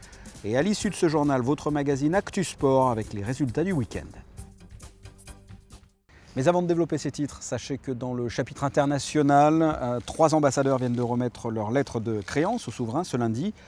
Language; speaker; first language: French; native; French